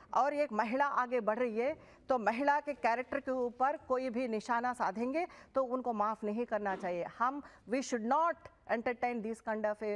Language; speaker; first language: Hindi; non-native, local second language; Telugu